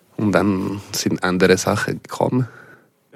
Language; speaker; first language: German; non-native, local second language; French